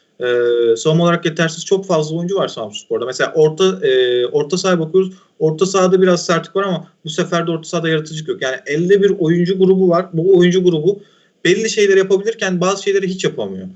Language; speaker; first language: Turkish; native; Turkish